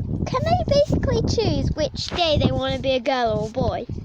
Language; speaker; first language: English; native; English